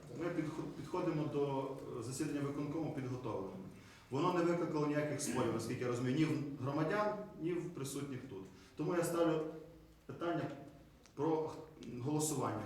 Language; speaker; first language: Ukrainian; native; Ukrainian